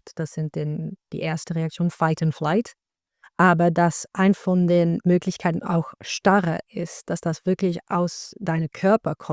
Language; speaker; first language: German; non-native, learner; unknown